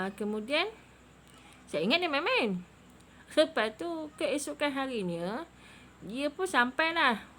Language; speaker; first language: Malay; native; Malay